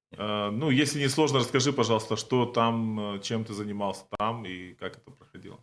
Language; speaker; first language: Russian; native; Russian